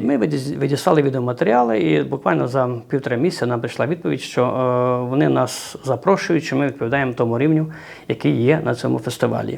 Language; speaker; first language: Ukrainian; native; Ukrainian